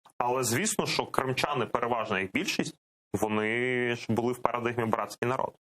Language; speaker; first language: Ukrainian; non-native, local second language; Russian